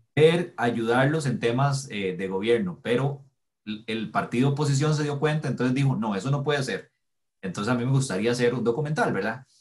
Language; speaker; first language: Spanish; native; Spanish